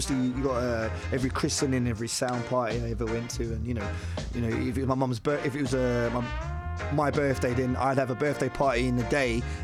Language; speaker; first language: English; native; English